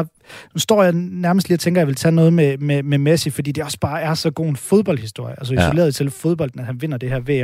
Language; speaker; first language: Danish; native; Danish